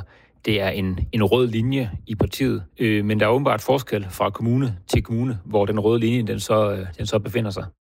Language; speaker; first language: Danish; native; Danish